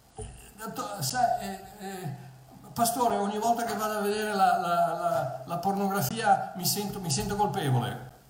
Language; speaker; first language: Italian; early bilingual, heritage; Italian